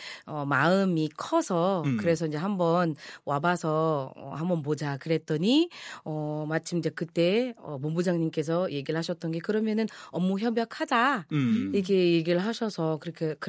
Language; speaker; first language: Korean; non-native, fluent; Filipino